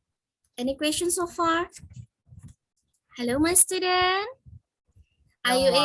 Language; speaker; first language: English; non-native, fluent; Indonesian